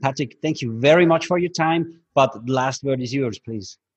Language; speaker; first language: English; non-native, fluent; German